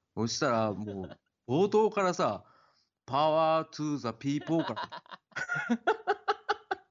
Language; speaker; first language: Japanese; native; Japanese